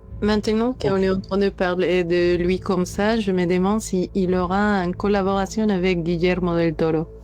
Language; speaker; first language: French; non-native, fluent; Spanish